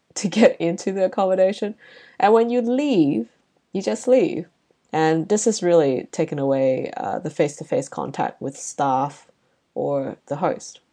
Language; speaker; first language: English; non-native, local second language; Chinese